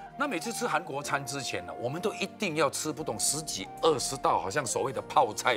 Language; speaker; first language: Chinese; native; Chinese